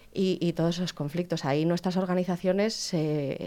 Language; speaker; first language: Spanish; native; Spanish